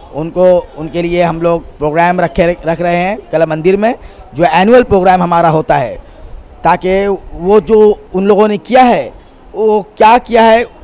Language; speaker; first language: Hindi; non-native, local second language; Urdu